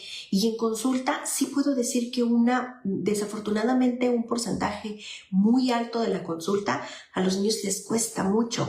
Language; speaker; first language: Spanish; native; Spanish